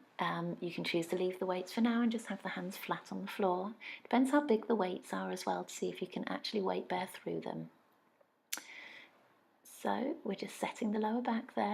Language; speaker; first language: English; native; English